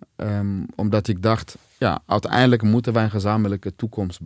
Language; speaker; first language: Dutch; non-native, fluent; Swahili